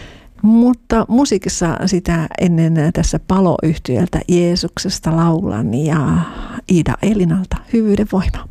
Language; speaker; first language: Finnish; native; Finnish